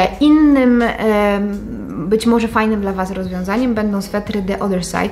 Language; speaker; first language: Polish; native; Polish